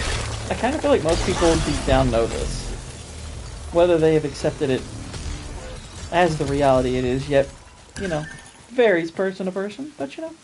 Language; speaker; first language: English; native; English